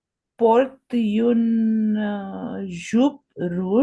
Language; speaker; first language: French; non-native, learner; Hindi